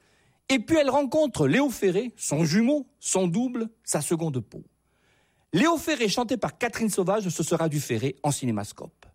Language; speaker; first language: French; native; French